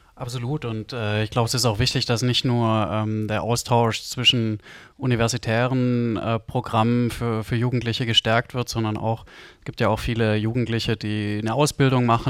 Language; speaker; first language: German; native; German